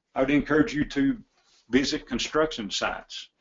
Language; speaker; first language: English; native; English